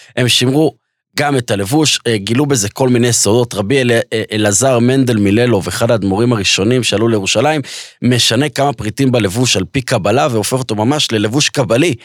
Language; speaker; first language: Hebrew; native; Hebrew